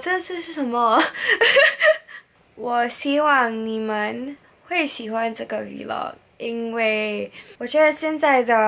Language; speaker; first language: Chinese; non-native, local second language; English